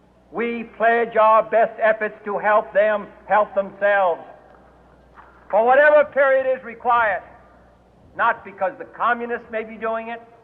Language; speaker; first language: English; native; English